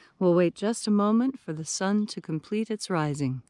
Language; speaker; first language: English; native; English